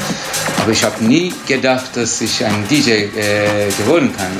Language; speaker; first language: German; non-native, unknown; Turkish